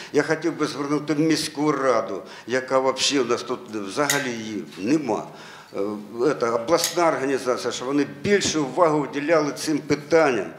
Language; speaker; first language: Ukrainian; non-native, local second language; Russian